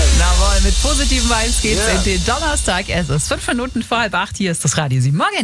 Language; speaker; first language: German; native; German